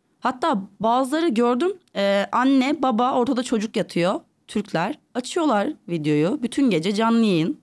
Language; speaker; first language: Turkish; native; Turkish